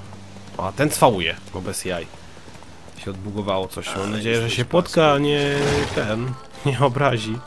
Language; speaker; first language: Polish; native; Polish